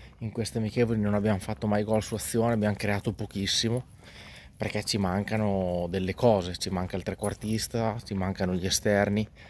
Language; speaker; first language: Italian; native; Italian